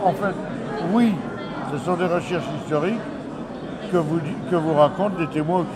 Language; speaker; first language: French; early bilingual, other home language; Yiddish